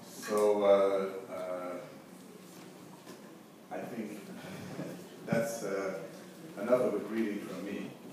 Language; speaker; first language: English; native; English